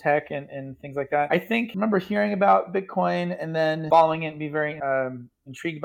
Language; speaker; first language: English; native; English